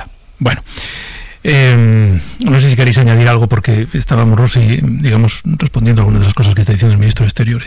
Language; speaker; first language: Spanish; native; Spanish